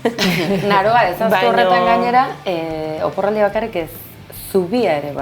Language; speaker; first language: Basque; native; Basque